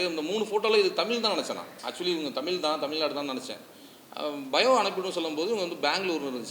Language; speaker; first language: Tamil; native; Tamil